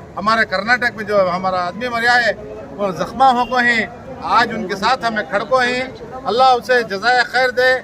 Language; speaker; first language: Urdu; native; Urdu